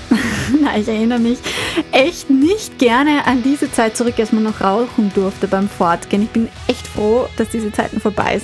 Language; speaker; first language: German; native; German